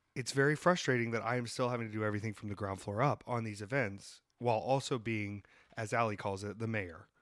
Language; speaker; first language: English; native; English